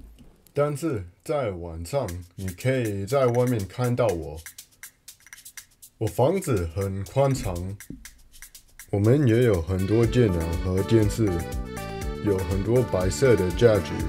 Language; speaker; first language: Chinese; non-native, learner; English